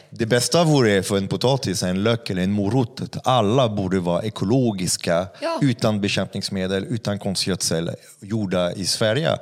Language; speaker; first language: Swedish; non-native, fluent; French